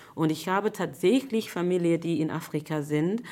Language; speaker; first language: German; non-native, fluent; English